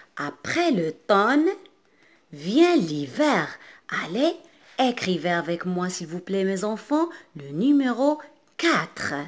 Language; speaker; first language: French; non-native, local second language; Arabic